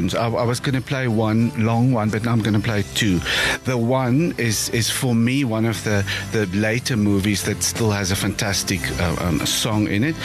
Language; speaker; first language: English; non-native, local second language; Afrikaans